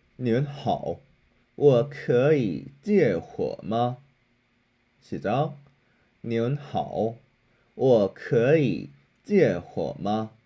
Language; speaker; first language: Chinese; non-native, fluent; Korean